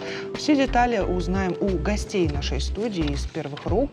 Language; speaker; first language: Russian; native; Russian